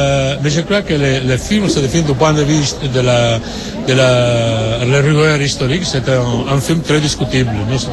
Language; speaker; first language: French; non-native, fluent; Spanish